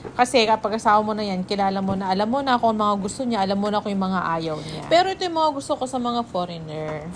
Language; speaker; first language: Filipino; native; Filipino